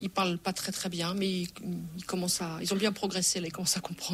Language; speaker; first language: French; native; French